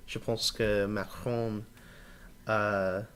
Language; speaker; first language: French; non-native, learner; English